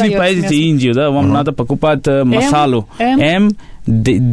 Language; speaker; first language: Russian; non-native, learner; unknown